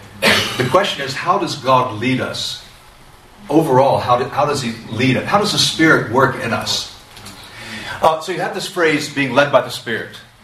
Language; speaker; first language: English; native; English